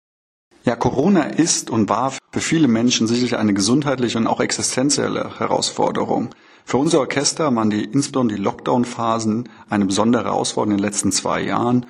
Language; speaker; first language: German; native; German